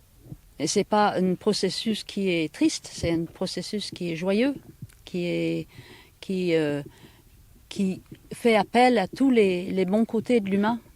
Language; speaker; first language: French; non-native, fluent; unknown